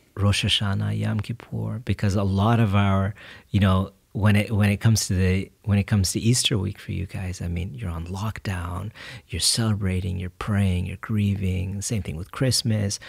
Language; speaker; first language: English; native; English